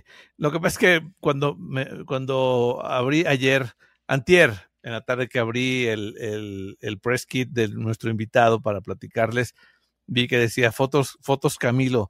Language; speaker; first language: Spanish; native; Spanish